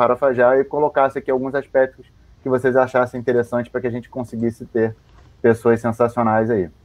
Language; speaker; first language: Portuguese; native; Portuguese